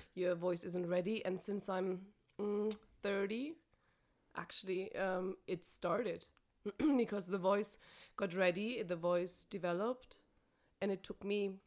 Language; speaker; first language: English; non-native, fluent; German